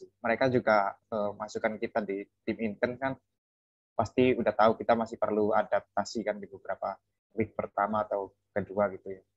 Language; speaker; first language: Indonesian; native; Indonesian